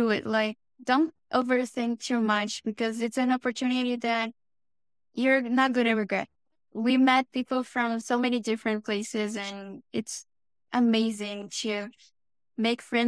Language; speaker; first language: English; non-native, fluent; Portuguese